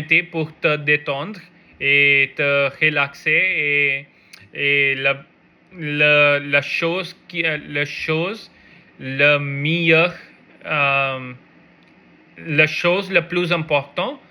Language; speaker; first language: French; non-native, learner; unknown